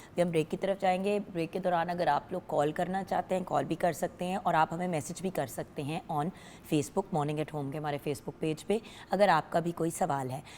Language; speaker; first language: Urdu; native; Urdu